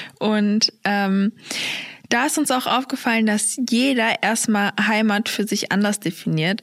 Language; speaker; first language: German; early bilingual, other home language; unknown